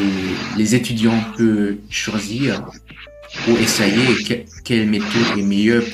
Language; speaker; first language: French; non-native, learner; German